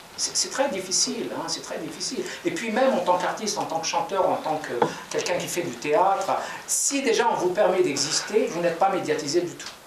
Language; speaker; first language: French; non-native, local second language; Kabyle